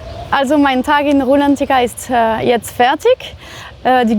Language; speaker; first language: German; non-native, fluent; French